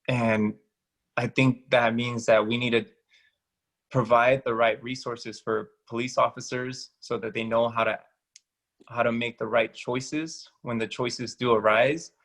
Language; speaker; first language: English; early bilingual, other home language; Spanish